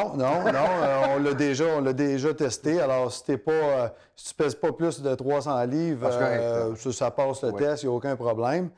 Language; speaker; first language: French; native; French